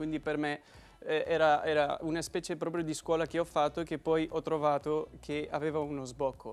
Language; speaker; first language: Italian; non-native, fluent; Arabic